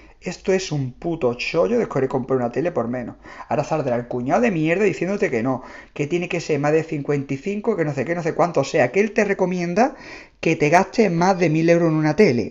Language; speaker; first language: Spanish; native; Spanish